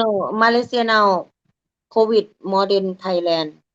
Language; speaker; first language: English; non-native, learner; Thai